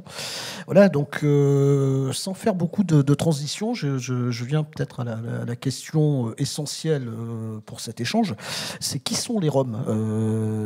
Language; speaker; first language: French; native; French